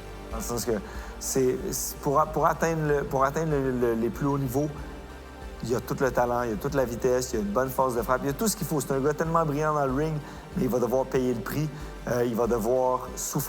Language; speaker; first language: French; native; French